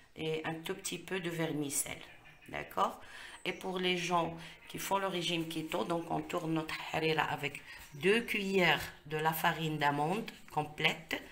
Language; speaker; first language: French; non-native, local second language; Arabic